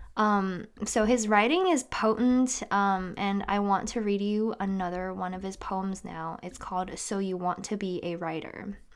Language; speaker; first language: English; native; English